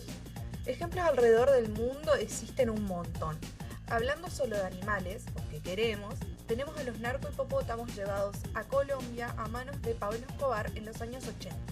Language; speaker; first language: Spanish; native; Spanish